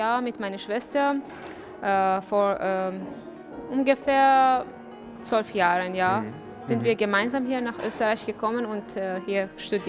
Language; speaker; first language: German; non-native, fluent; Persian